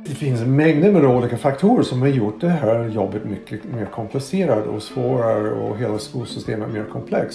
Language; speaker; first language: Swedish; non-native, fluent; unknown